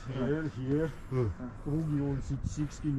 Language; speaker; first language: English; non-native, learner; Georgian